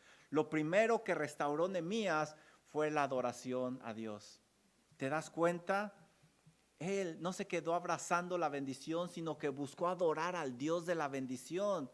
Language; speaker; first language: Spanish; native; Spanish